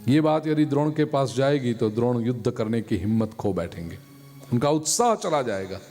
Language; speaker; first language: Hindi; non-native, local second language; Gujarati